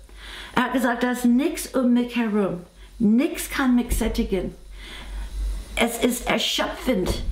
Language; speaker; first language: German; non-native, fluent; English